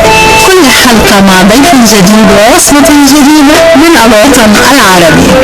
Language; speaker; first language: Arabic; native; Arabic